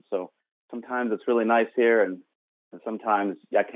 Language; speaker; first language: English; native; English